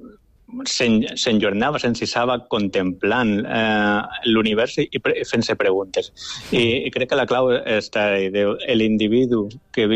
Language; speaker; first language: Catalan; non-native, local second language; Spanish